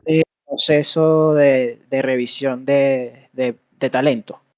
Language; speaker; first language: Spanish; native; Spanish